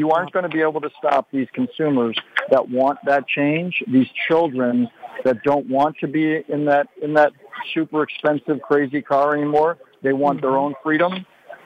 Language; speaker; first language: English; native; English